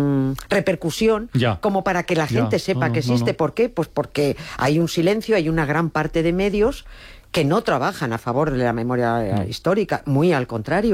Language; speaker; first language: Spanish; native; Spanish